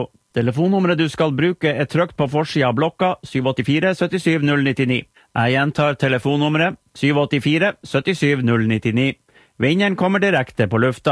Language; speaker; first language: Norwegian; native; Norwegian